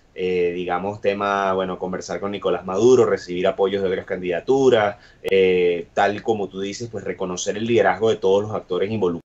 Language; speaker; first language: Spanish; native; Spanish